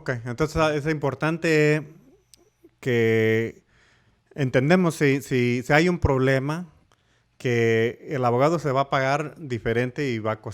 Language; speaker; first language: Spanish; early bilingual, heritage; Spanish